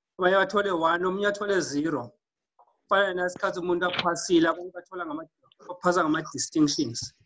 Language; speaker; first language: Zulu; non-native, local second language; Swati